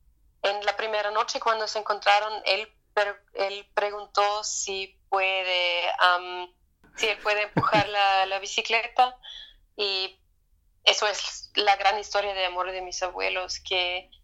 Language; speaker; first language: Spanish; non-native, fluent; German